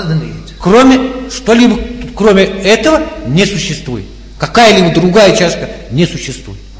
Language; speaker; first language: Russian; native; Russian